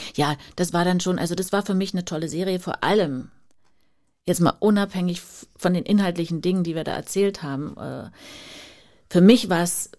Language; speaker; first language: German; native; German